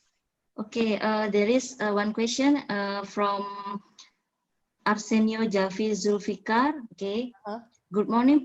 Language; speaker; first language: English; non-native, learner; Indonesian